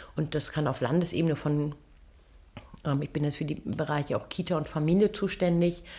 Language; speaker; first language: German; early bilingual, other home language; Turkish